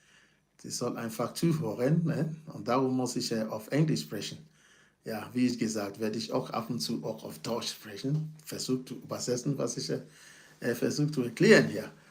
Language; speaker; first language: German; non-native, fluent; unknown